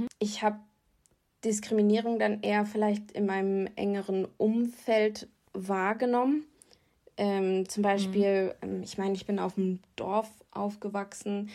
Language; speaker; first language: German; native; German